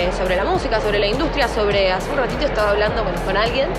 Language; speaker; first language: Spanish; native; Spanish